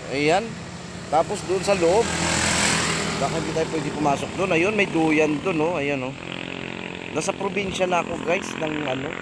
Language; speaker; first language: Filipino; native; Filipino